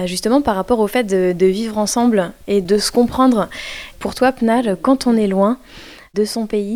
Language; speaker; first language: French; native; French